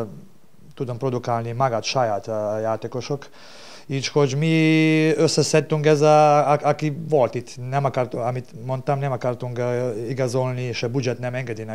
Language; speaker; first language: Hungarian; non-native, learner; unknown